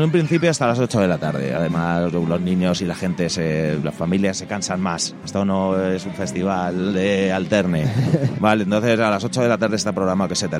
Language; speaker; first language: Spanish; native; Spanish